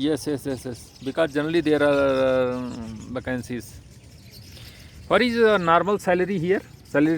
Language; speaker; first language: English; non-native, local second language; Hindi